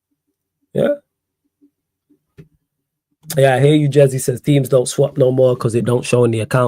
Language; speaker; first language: English; native; English